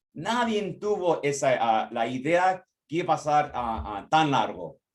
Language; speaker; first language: Spanish; early bilingual, heritage; Spanish